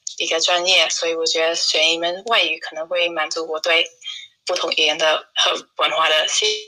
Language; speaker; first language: Chinese; non-native, fluent; English